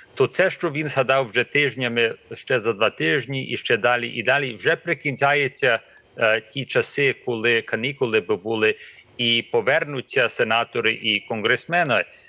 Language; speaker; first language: Ukrainian; early bilingual, heritage; Ukrainian